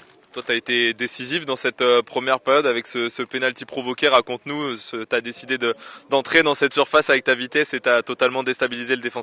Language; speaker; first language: French; native; French